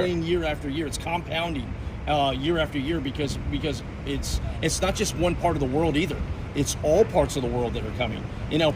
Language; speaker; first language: English; native; English